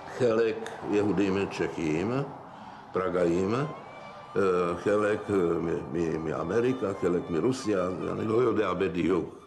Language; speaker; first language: Hebrew; non-native, fluent; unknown